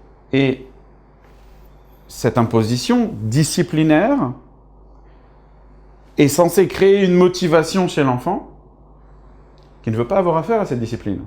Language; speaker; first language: French; native; French